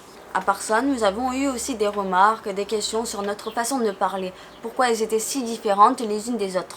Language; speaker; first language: French; native; French